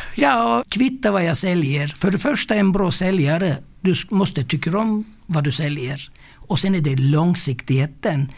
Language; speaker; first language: Swedish; non-native, fluent; Turkish